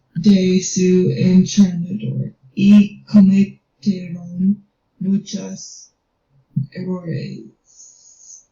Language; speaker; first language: Spanish; non-native, learner; English